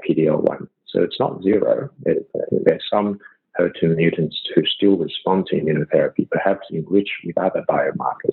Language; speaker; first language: English; native; English